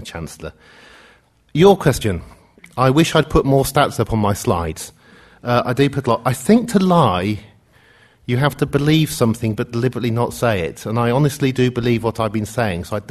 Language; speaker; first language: English; native; English